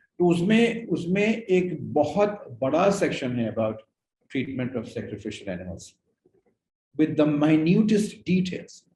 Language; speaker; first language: Urdu; native; Urdu